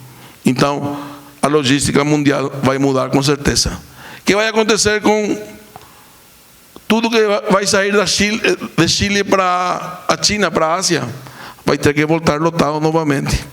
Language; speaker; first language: Portuguese; non-native, fluent; Spanish